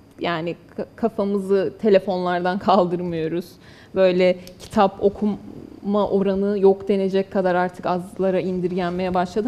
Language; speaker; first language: Turkish; native; Turkish